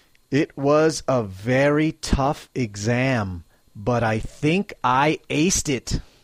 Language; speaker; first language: English; native; English